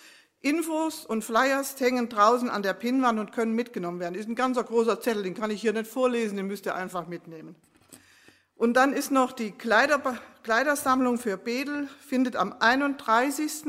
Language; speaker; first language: German; native; German